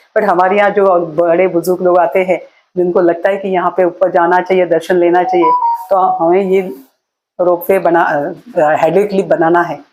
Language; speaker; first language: Hindi; non-native, local second language; Marathi